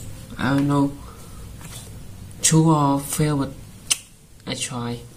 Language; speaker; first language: English; non-native, learner; Vietnamese